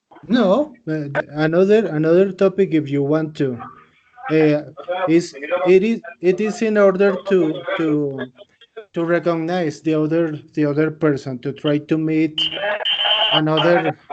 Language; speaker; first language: English; non-native, fluent; Spanish